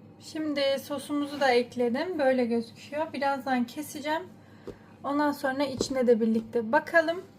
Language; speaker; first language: Turkish; early bilingual, heritage; Turkish